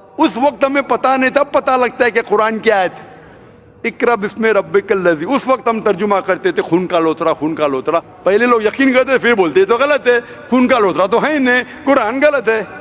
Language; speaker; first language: Hindi; non-native, local second language; Konkani